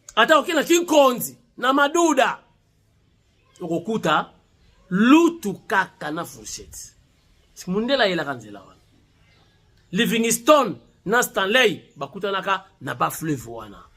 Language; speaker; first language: Lingala; non-native, local second language; Kongo